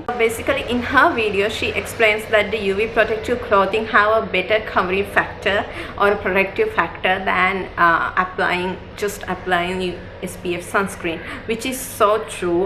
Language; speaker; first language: English; non-native, local second language; Sinhala